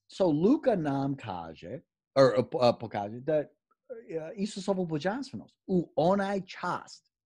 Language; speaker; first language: Croatian; early bilingual, heritage; Croatian